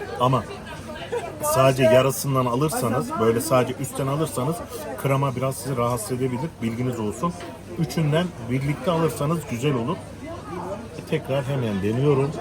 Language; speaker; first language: Turkish; native; Turkish